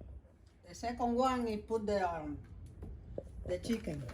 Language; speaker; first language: English; non-native, learner; Spanish